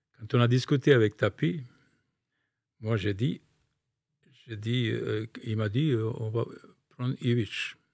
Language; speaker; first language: French; non-native, fluent; Bosnian